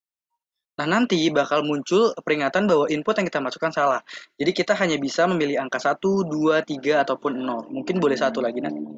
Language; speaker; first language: Indonesian; native; Indonesian